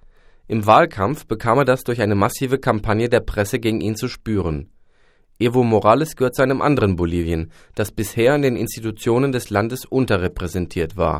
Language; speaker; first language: German; native; German